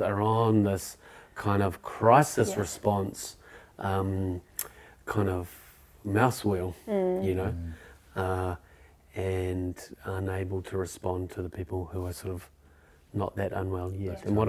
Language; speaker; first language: English; native; English